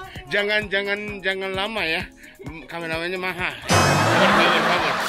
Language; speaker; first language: Indonesian; non-native, fluent; Japanese